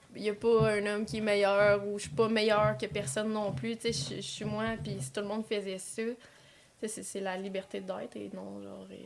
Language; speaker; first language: French; native; French